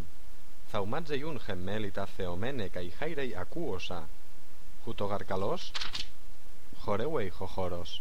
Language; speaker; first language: Greek; non-native, fluent; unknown